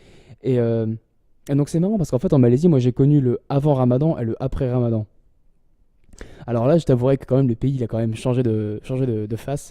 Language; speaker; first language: French; native; French